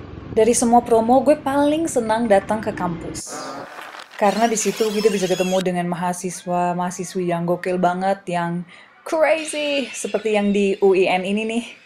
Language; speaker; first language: Indonesian; non-native, fluent; English